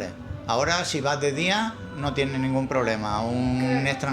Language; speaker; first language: Spanish; native; Spanish